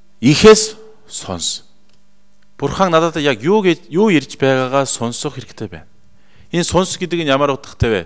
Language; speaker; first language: Mongolian; native; Mongolian